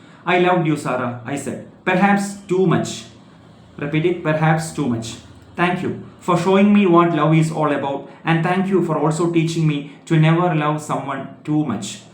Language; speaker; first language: English; non-native, local second language; Malayalam